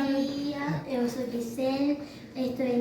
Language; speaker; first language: Portuguese; non-native, learner; Spanish